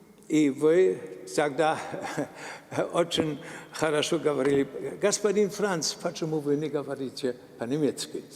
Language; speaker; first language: Russian; non-native, learner; German